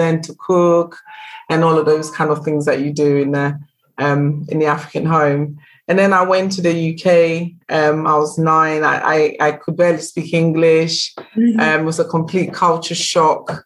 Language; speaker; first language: English; native; English